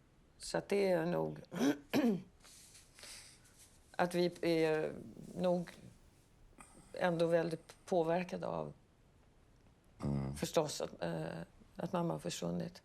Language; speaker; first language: Swedish; native; Swedish